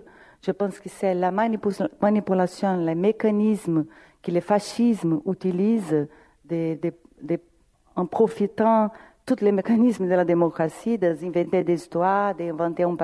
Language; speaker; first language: French; non-native, fluent; Portuguese